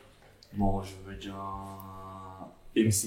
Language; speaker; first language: French; non-native, learner; Portuguese